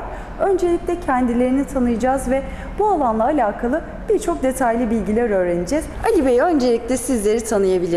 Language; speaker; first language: Turkish; native; Turkish